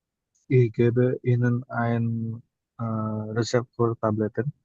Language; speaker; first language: German; non-native, learner; Indonesian